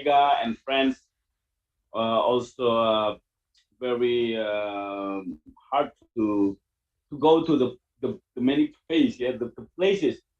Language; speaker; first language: English; non-native, learner; Indonesian